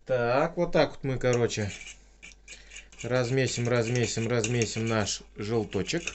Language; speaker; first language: Russian; native; Russian